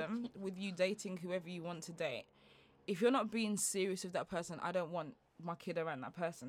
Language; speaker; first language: English; native; English